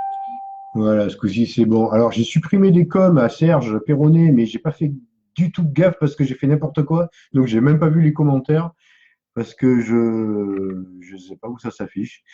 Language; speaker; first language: French; native; French